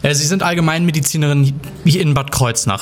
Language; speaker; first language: German; native; German